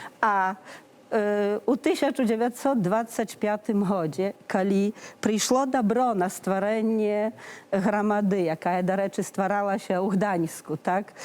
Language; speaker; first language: Polish; non-native, learner; Belarusian